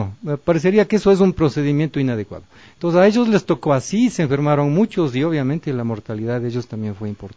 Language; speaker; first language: Spanish; native; Spanish